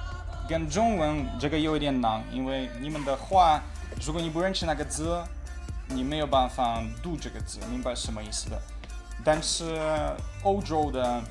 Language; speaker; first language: Chinese; non-native, learner; Russian